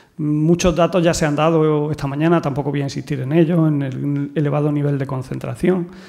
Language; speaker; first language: Spanish; native; Spanish